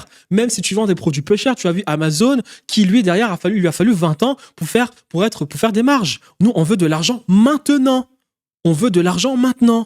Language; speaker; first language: French; native; French